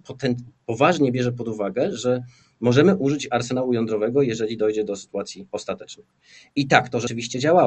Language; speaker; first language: Polish; native; Polish